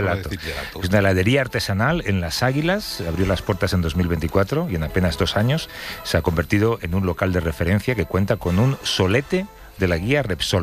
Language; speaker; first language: Spanish; native; Spanish